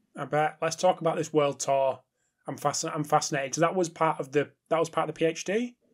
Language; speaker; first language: English; native; English